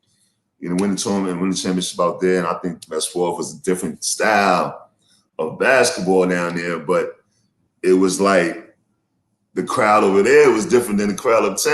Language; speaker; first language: English; native; English